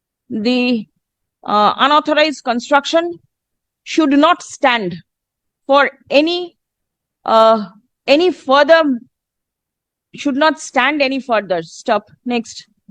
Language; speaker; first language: English; non-native, local second language; Bangla